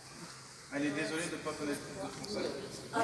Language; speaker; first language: French; native; French